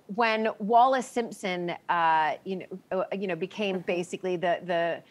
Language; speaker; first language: English; native; English